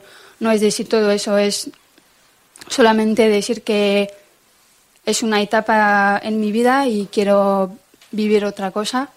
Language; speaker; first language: Spanish; non-native, fluent; French